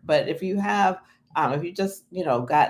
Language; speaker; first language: English; native; English